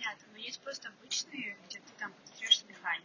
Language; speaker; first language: Russian; native; Russian